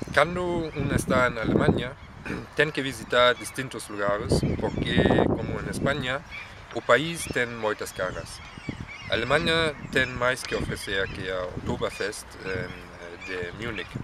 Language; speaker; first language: Portuguese; non-native, learner; German